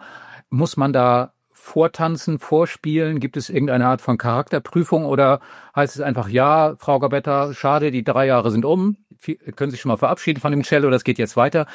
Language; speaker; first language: German; native; German